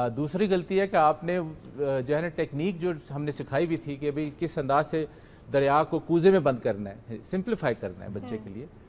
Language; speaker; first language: Urdu; native; Urdu